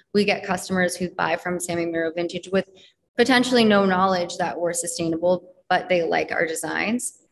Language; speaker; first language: English; native; English